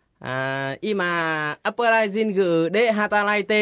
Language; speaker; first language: Japanese; non-native, learner; Vietnamese